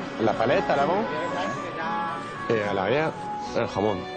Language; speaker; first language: French; native; French